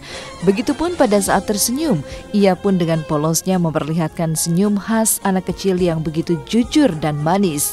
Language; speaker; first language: Indonesian; native; Indonesian